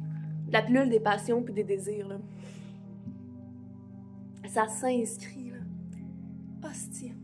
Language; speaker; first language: French; native; French